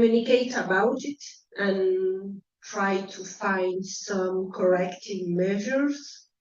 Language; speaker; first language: English; non-native, fluent; French